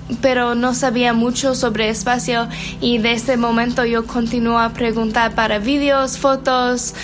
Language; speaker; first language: Spanish; non-native, learner; English